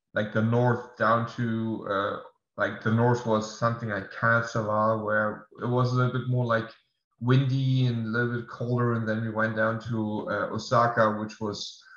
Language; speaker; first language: English; non-native, fluent; German